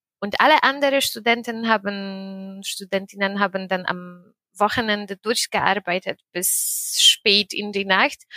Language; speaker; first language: German; non-native, fluent; Polish